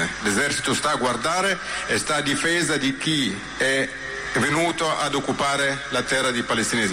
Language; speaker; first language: Italian; native; Italian